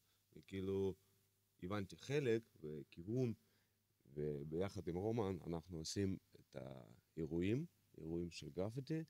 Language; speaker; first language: Hebrew; non-native, fluent; Russian